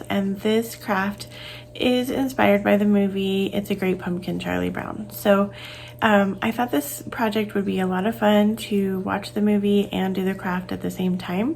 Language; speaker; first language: English; native; English